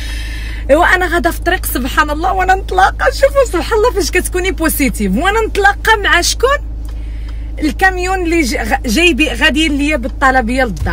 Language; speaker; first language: Arabic; native; Arabic